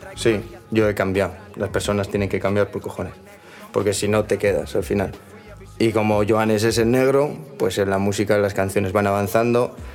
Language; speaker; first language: Spanish; native; Spanish